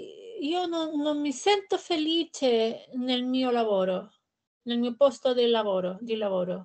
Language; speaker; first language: Italian; non-native, learner; Spanish